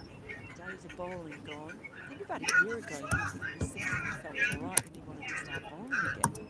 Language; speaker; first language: English; native; English